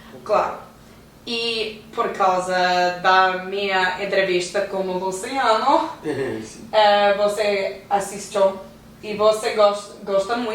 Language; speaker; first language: Portuguese; non-native, learner; English